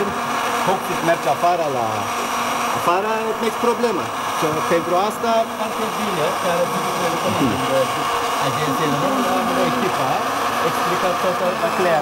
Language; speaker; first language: Romanian; non-native, learner; Turkish